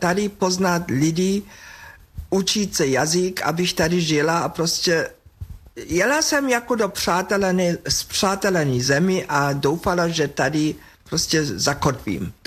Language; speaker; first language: Czech; non-native, fluent; German